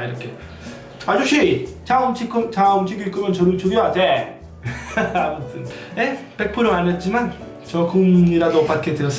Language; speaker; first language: Korean; non-native, fluent; Spanish